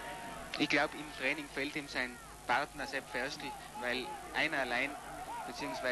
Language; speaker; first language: German; native; German